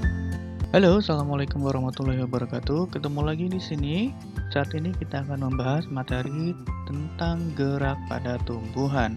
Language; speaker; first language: Indonesian; native; Indonesian